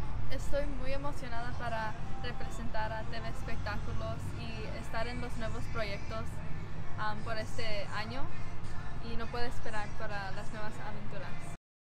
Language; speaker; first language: Spanish; early bilingual, heritage; Spanish